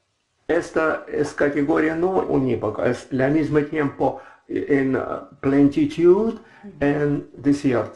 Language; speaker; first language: Spanish; non-native, learner; Russian